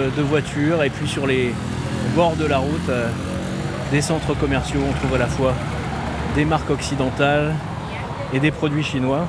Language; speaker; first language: French; native; French